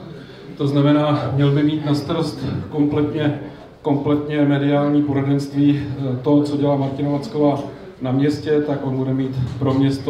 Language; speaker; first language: Czech; native; Czech